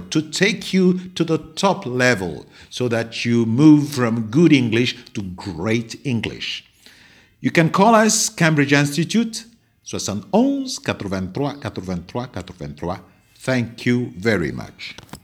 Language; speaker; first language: English; non-native, fluent; French